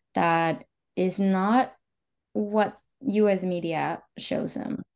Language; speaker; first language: English; early bilingual, other home language; Spanish